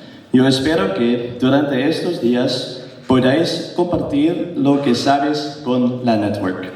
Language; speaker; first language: Spanish; non-native, learner; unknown